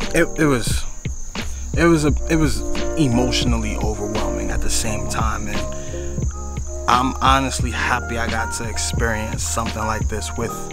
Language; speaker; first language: English; native; English